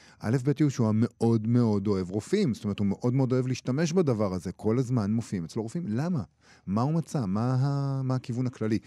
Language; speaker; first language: Hebrew; native; Hebrew